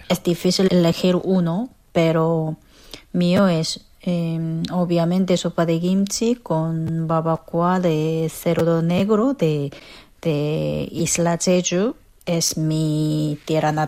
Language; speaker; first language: Spanish; non-native, learner; Korean